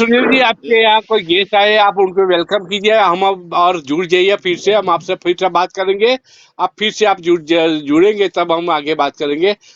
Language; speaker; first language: Hindi; non-native, local second language; Gujarati